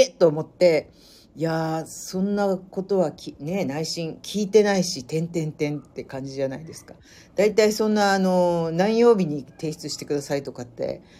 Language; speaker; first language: Japanese; native; Japanese